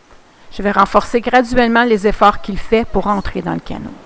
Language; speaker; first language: French; native; French